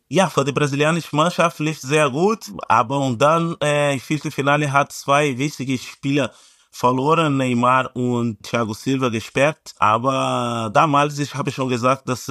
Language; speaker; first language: German; non-native, fluent; Portuguese